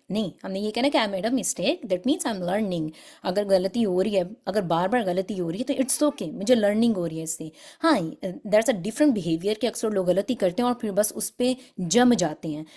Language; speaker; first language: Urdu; non-native, local second language; Punjabi